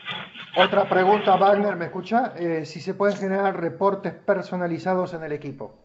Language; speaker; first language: Spanish; native; Spanish